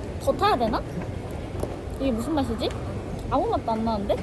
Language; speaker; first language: Korean; native; Korean